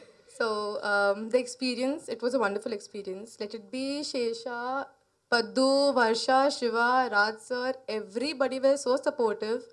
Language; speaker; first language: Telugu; non-native, learner; Malayalam